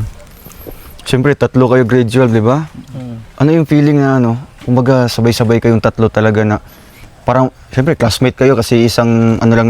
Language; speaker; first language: Filipino; non-native, local second language; Cebuano